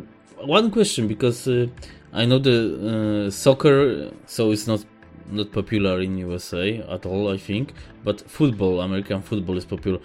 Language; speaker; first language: English; non-native, fluent; Polish